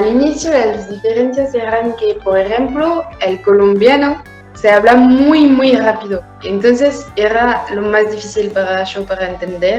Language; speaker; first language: Spanish; non-native, fluent; French